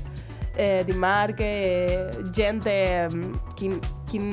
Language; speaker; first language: Italian; non-native, fluent; Spanish